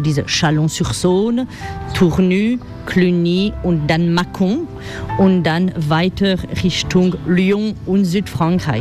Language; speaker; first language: German; non-native, fluent; French